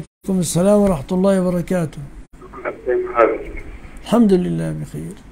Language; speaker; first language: Arabic; native; Arabic